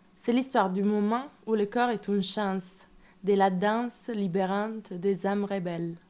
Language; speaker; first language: French; non-native, fluent; Italian